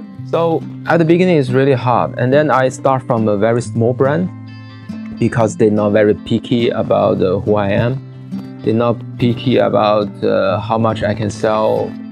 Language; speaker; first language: English; non-native, fluent; Chinese